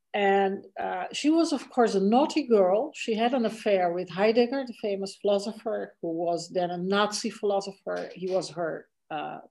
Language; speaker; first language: English; non-native, fluent; Dutch